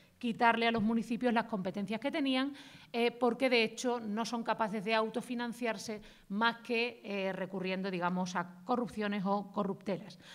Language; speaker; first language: Spanish; native; Spanish